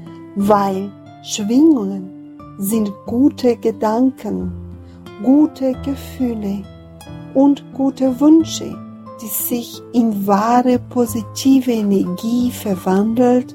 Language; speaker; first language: German; non-native, fluent; Portuguese